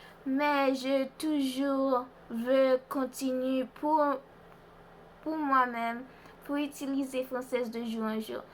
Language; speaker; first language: French; non-native, learner; Haitian Creole